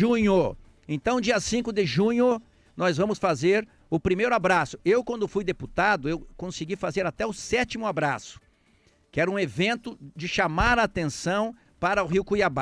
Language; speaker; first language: Portuguese; native; Portuguese